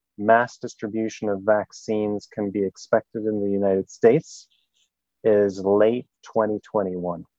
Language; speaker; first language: English; non-native, fluent; German